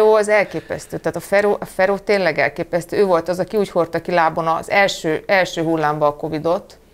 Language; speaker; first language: Hungarian; non-native, fluent; English